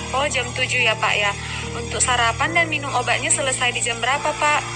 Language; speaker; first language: Indonesian; native; Indonesian